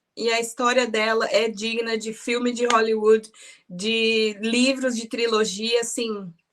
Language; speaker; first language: Portuguese; native; Portuguese